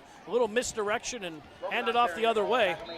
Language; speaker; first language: English; native; English